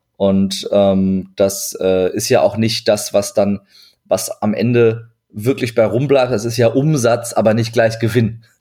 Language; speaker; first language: German; early bilingual, other home language; Turkish